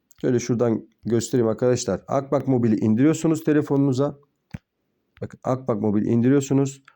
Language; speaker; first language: Turkish; native; Turkish